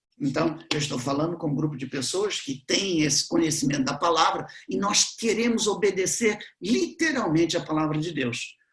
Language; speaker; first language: Portuguese; native; Portuguese